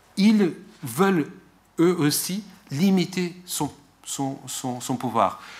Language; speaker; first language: French; non-native, fluent; Portuguese